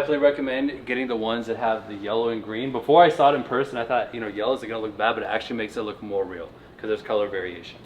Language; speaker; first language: English; native; English